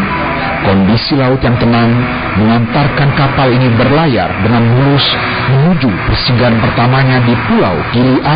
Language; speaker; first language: Indonesian; native; Indonesian